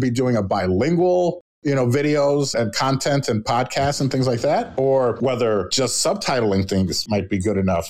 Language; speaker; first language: English; native; English